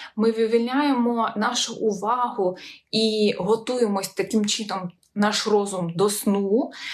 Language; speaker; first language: Ukrainian; non-native, local second language; Russian